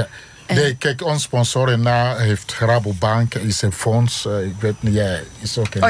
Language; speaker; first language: Dutch; non-native, learner; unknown